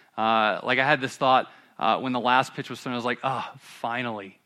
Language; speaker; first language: English; native; English